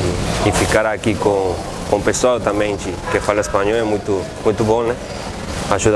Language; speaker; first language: Portuguese; non-native, fluent; Spanish